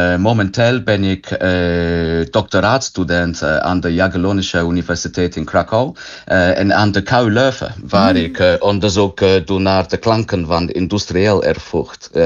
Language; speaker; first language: Dutch; non-native, learner; English